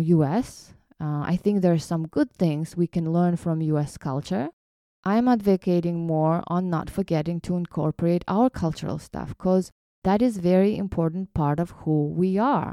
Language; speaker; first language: English; non-native, fluent; Kyrgyz